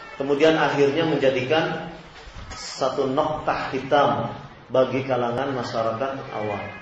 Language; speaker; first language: Indonesian; native; Indonesian